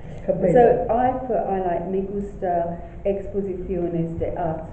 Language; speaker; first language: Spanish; non-native, learner; English